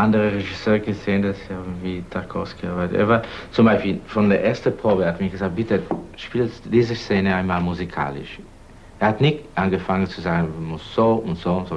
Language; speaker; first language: German; non-native, fluent; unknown